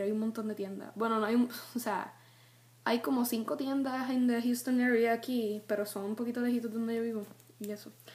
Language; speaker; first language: Spanish; early bilingual, heritage; Spanish